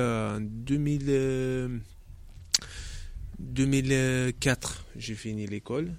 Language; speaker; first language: French; non-native, learner; Chechen